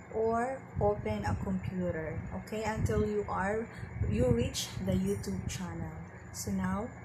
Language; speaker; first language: English; non-native, local second language; Filipino